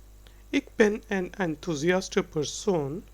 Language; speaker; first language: Dutch; non-native, learner; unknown